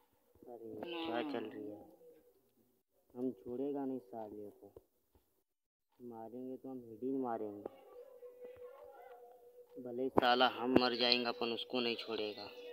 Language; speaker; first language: Hindi; non-native, local second language; Gujarati